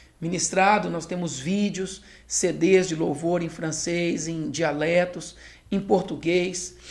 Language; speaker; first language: Portuguese; native; Portuguese